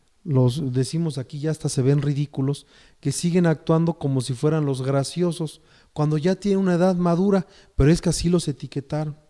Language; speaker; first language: Spanish; native; Spanish